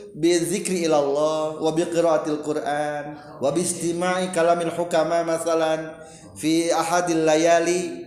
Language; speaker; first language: Arabic; non-native, fluent; Indonesian